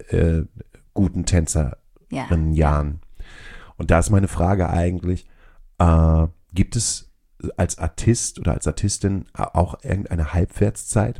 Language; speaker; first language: German; native; German